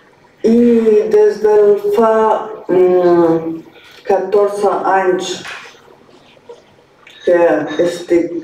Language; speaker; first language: Catalan; non-native, learner; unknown